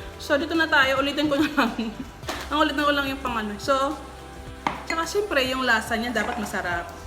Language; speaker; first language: Filipino; non-native, local second language; Cebuano